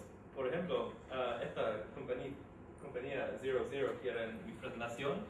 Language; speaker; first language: Spanish; non-native, learner; English